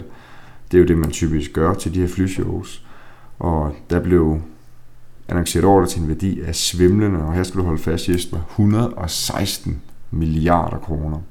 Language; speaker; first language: Danish; native; Danish